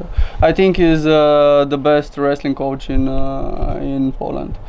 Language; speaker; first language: English; non-native, learner; Romanian